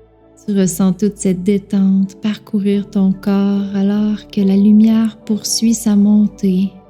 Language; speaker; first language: French; native; French